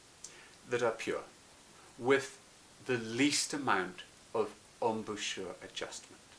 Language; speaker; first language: English; native; English